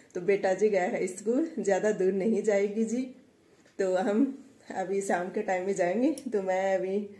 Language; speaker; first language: Hindi; native; Hindi